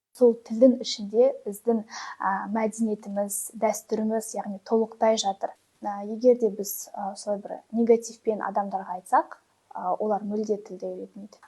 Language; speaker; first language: Kazakh; non-native, local second language; Russian